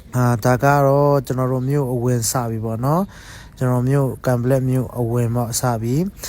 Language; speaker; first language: Burmese; non-native, local second language; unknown